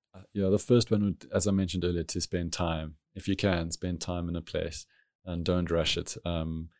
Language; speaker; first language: English; native; English